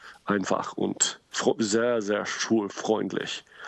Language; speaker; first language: German; non-native, learner; English